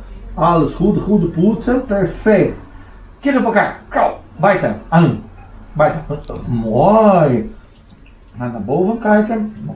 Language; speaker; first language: Dutch; non-native, learner; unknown